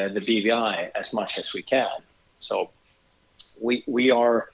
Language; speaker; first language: English; non-native, fluent; Swedish